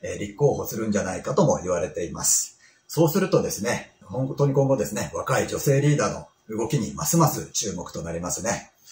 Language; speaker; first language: Japanese; native; Japanese